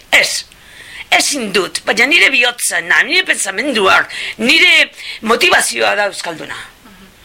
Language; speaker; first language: Basque; non-native, local second language; Spanish